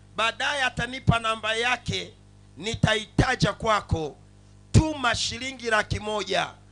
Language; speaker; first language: Swahili; non-native, local second language; Sukuma